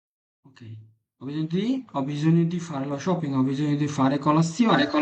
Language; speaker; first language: Italian; non-native, fluent; Bangla